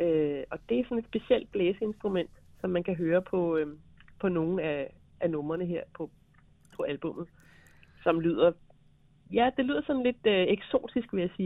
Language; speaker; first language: Danish; native; Danish